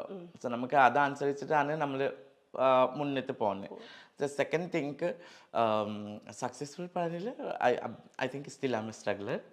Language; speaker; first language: Malayalam; non-native, learner; Assamese